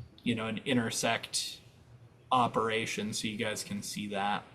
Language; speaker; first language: English; native; English